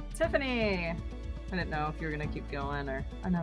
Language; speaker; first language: English; native; English